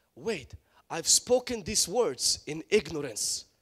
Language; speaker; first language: English; non-native, fluent; Ukrainian